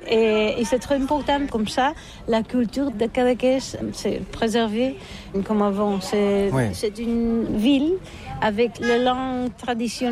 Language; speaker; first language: French; non-native, learner; Catalan